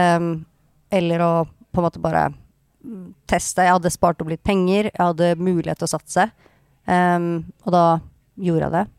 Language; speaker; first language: Norwegian; native; Norwegian